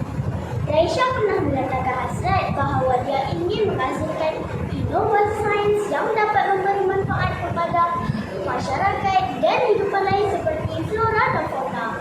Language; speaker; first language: Malay; native; Malay